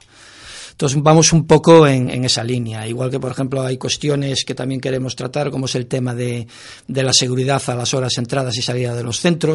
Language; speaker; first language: Spanish; native; Spanish